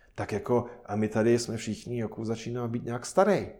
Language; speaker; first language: Czech; non-native, fluent; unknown